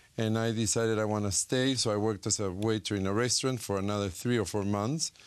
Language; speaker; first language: English; non-native, fluent; Spanish